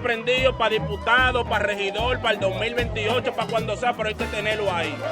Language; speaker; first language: Spanish; native; Spanish